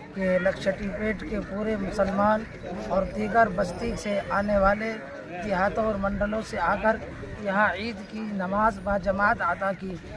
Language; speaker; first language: Urdu; native; Urdu